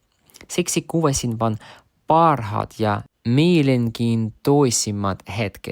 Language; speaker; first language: Finnish; non-native, learner; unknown